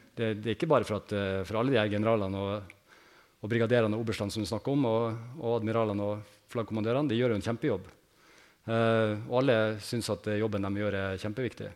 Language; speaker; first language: Norwegian; native; Norwegian